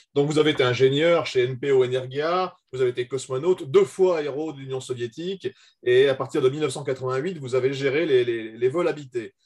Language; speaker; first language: French; native; French